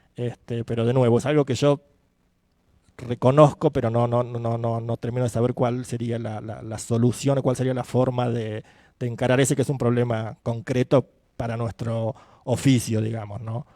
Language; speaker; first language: Spanish; native; Spanish